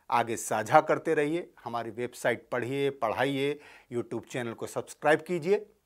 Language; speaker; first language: Hindi; native; Hindi